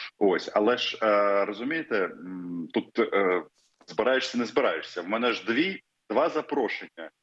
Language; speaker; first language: Ukrainian; native; Ukrainian